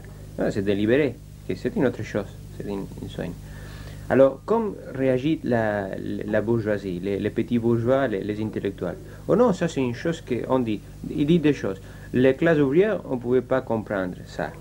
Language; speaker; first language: French; non-native, learner; Spanish